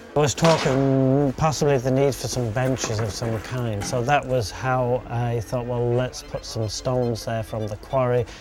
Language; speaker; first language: English; native; English